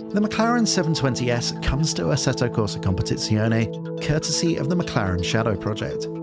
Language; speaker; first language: English; native; English